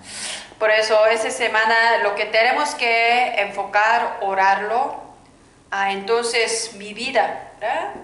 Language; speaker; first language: Spanish; non-native, learner; Korean